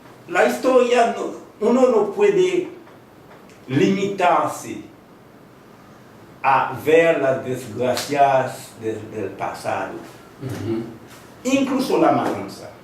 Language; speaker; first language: Spanish; non-native, fluent; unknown